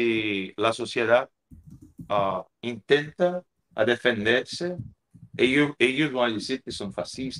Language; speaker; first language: Spanish; non-native, fluent; Portuguese